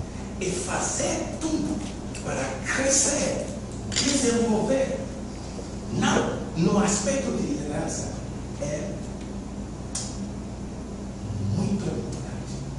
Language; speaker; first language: Portuguese; non-native, fluent; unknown